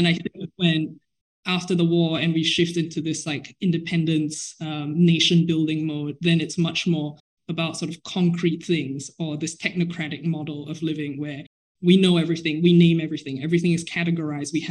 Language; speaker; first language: English; native; English